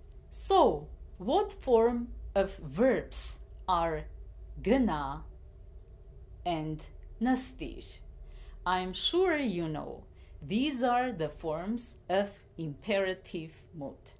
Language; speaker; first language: English; non-native, fluent; Armenian